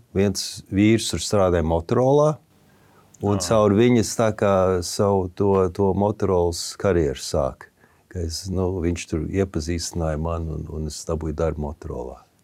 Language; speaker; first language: Latvian; early bilingual, heritage; Latvian